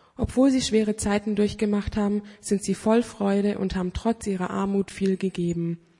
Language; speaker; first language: German; native; German